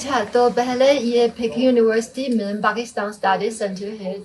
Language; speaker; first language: Hindi; non-native, fluent; Chinese